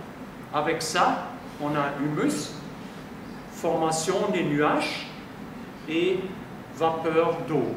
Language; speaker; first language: French; non-native, fluent; German